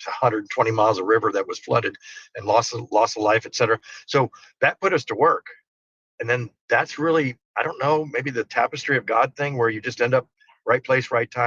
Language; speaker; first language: English; native; English